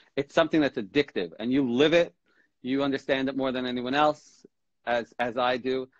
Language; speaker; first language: English; native; English